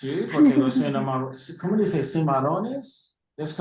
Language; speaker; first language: Spanish; early bilingual, heritage; English